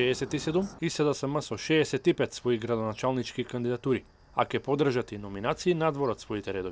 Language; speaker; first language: Macedonian; native; Macedonian